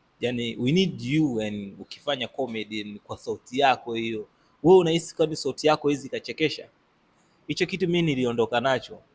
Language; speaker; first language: Swahili; native; Swahili